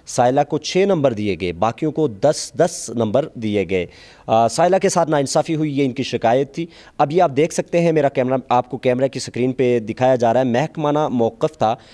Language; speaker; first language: Urdu; non-native, local second language; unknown